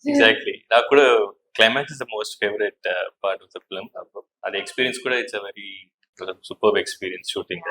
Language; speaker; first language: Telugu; non-native, learner; Tamil